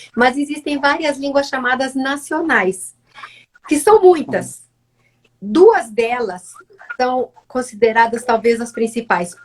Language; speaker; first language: Portuguese; native; Portuguese